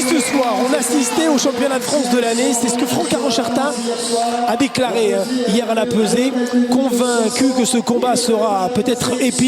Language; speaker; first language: French; native; French